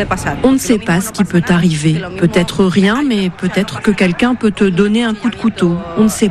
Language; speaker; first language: French; native; French